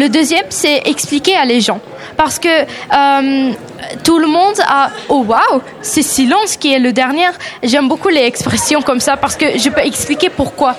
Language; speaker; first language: French; non-native, learner; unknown